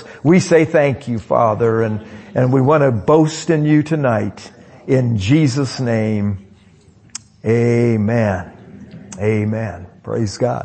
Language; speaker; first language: English; native; English